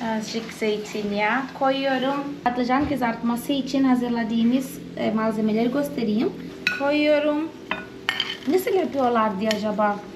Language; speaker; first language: Turkish; non-native, fluent; Portuguese